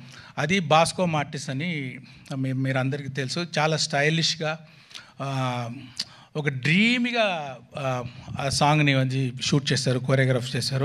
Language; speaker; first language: Telugu; non-native, local second language; Tamil